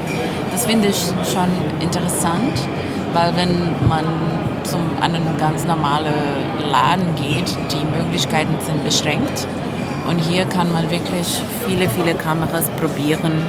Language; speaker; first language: German; non-native, fluent; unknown